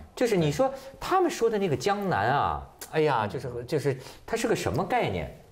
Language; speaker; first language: Chinese; native; Chinese